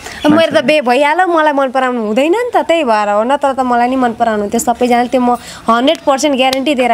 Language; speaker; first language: Nepali; native; Nepali